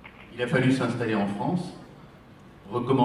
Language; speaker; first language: French; native; French